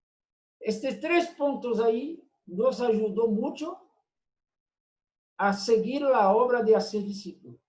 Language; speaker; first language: Spanish; non-native, fluent; Portuguese